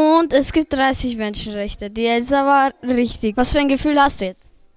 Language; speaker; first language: German; native; German